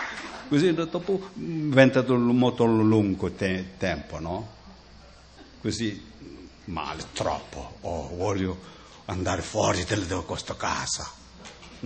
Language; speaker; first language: Italian; non-native, learner; Tibetan